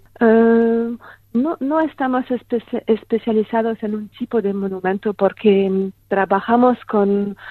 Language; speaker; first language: Spanish; non-native, fluent; French